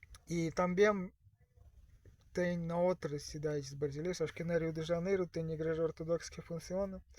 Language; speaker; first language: Portuguese; non-native, learner; Russian